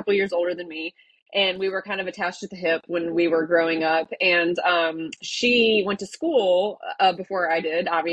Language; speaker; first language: English; native; English